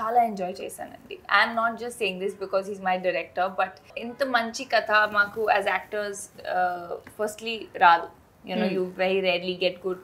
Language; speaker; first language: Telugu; non-native, fluent; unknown